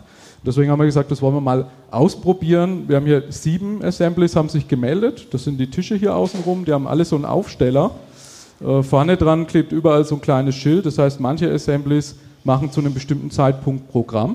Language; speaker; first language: German; native; German